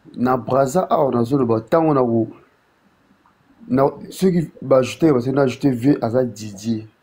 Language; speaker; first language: Lingala; native; Lingala